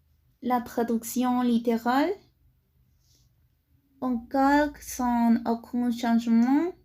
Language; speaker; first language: French; non-native, learner; Spanish